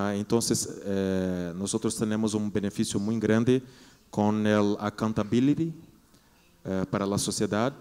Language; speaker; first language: Spanish; non-native, learner; Portuguese